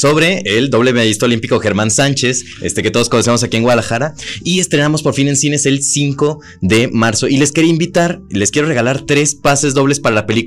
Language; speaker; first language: Spanish; native; Spanish